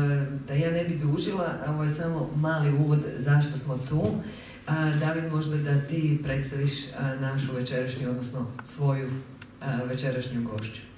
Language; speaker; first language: Croatian; native; Croatian